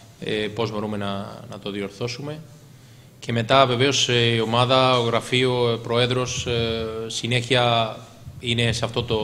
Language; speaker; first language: Greek; non-native, learner; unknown